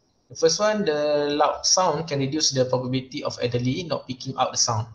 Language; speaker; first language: English; non-native, local second language; Malay